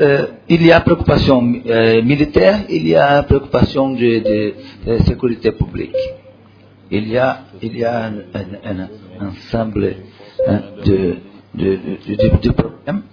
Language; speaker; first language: French; non-native, learner; Portuguese